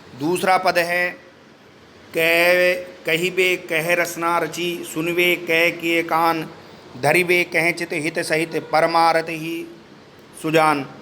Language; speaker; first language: Hindi; native; Hindi